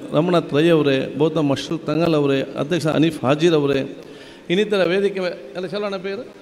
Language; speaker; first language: Kannada; non-native, local second language; Malayalam